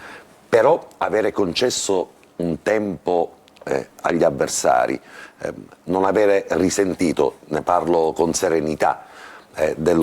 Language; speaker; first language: Italian; native; Italian